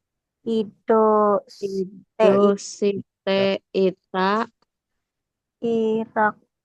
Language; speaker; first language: Japanese; non-native, learner; Indonesian